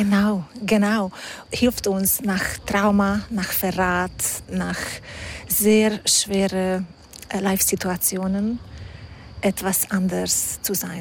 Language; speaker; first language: German; non-native, fluent; Hungarian